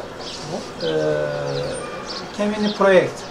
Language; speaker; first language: Albanian; early bilingual, heritage; Turkish